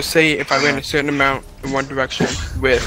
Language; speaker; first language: English; native; English